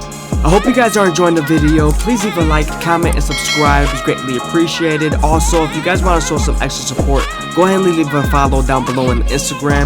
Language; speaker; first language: English; native; English